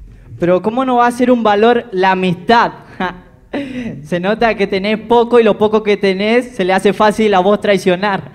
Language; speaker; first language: Spanish; native; Spanish